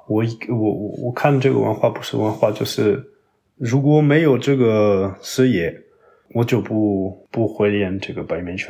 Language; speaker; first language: Chinese; non-native, fluent; French